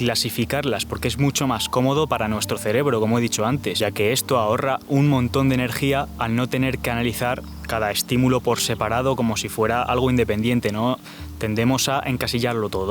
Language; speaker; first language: Spanish; native; Spanish